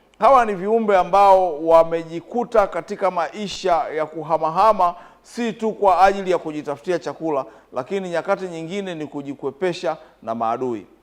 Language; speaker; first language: Swahili; native; Swahili